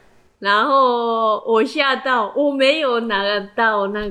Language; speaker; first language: Chinese; non-native, learner; Japanese